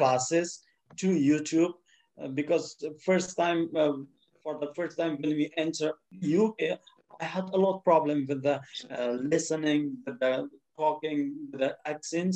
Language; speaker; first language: English; non-native, fluent; Persian